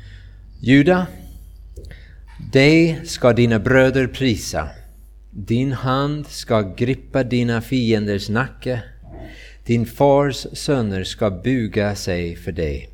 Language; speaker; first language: Swedish; non-native, fluent; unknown